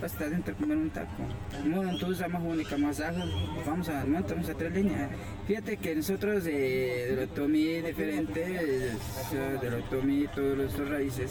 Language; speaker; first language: Spanish; non-native, local second language; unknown